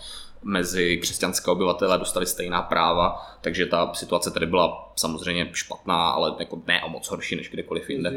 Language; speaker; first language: Czech; native; Czech